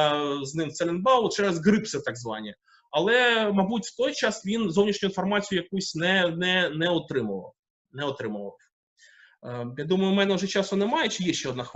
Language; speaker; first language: Ukrainian; native; Ukrainian